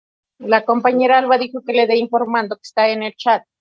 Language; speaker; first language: Spanish; native; Spanish